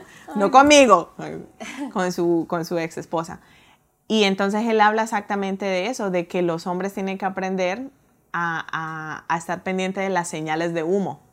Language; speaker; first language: Spanish; native; Spanish